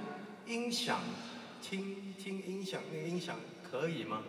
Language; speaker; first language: Chinese; non-native, local second language; Cantonese